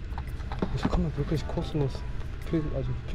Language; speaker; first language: German; non-native, learner; Korean